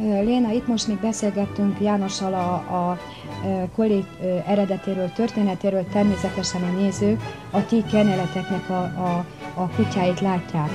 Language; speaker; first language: Hungarian; native; Hungarian